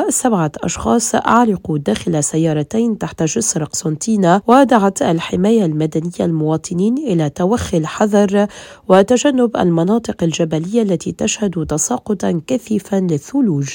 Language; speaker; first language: Arabic; native; Arabic